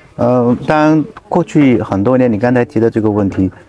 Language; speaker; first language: Chinese; native; Chinese